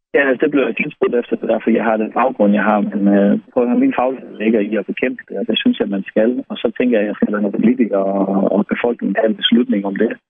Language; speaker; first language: Danish; native; Danish